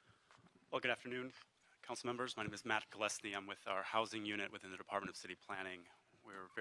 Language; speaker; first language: English; native; English